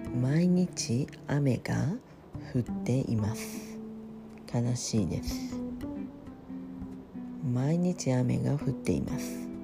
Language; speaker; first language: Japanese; non-native, fluent; French